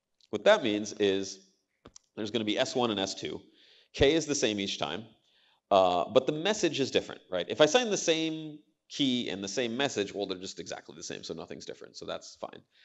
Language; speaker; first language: English; native; English